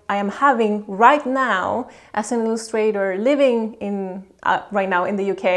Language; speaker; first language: English; non-native, fluent; Spanish